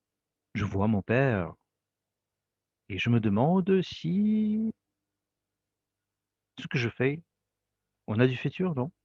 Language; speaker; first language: French; non-native, fluent; Russian